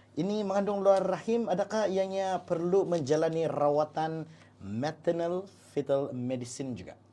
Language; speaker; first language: Malay; native; Malay